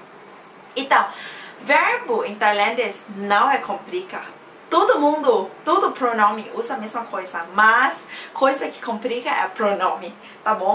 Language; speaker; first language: Portuguese; non-native, fluent; Thai